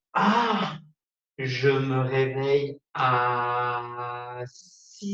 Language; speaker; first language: French; non-native, learner; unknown